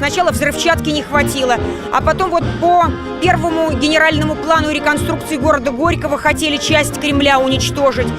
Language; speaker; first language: Russian; native; Russian